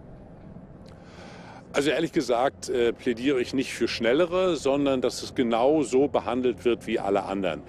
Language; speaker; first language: German; native; German